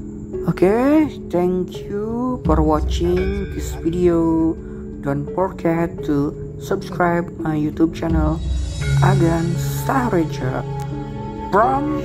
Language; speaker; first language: English; non-native, learner; Indonesian